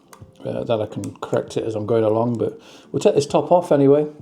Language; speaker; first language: English; native; English